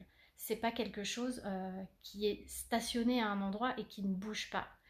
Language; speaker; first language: French; native; French